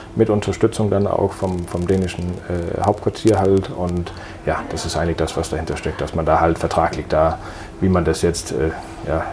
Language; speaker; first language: German; non-native, fluent; Danish